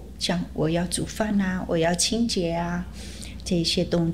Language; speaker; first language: Chinese; early bilingual, heritage; Chinese